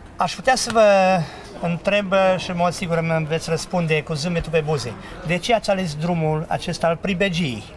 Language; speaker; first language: Romanian; native; Romanian